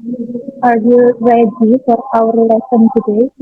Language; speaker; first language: English; non-native, learner; Indonesian